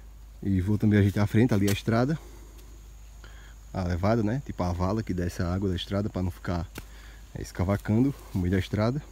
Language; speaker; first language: Portuguese; native; Portuguese